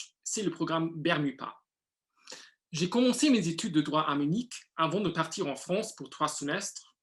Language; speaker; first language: French; non-native, fluent; German